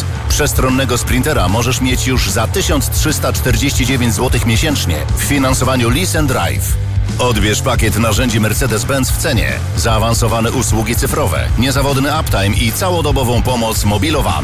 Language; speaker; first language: Polish; native; Polish